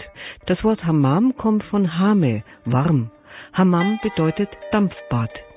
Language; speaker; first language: German; native; German